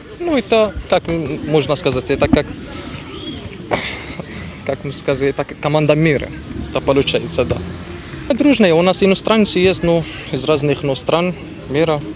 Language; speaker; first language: Russian; non-native, learner; French